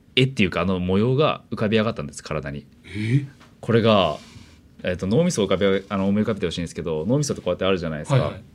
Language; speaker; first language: Japanese; early bilingual, heritage; English